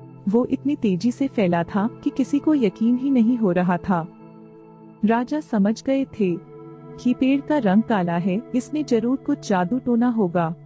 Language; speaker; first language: Hindi; native; Hindi